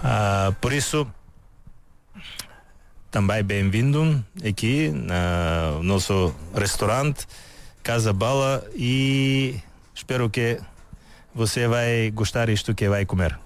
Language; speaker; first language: Portuguese; non-native, learner; Bulgarian